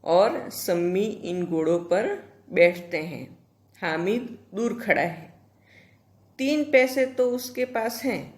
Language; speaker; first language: Hindi; non-native, local second language; Gujarati